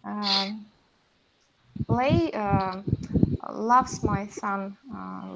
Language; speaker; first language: English; non-native, learner; Russian